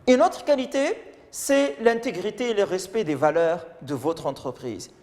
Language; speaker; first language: French; non-native, local second language; Arabic